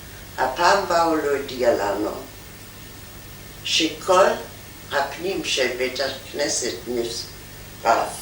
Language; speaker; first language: Hebrew; non-native, fluent; German